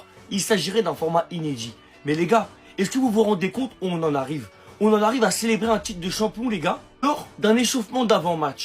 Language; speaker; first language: French; native; French